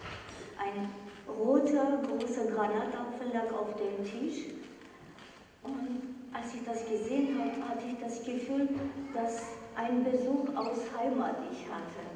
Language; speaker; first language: German; non-native, fluent; Armenian